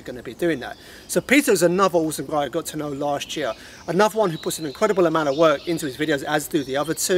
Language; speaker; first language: English; native; English